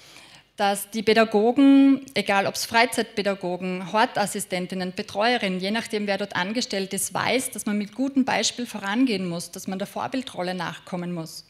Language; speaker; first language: German; native; German